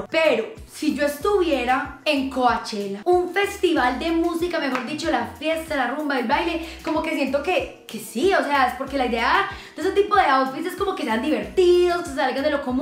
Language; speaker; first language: Spanish; native; Spanish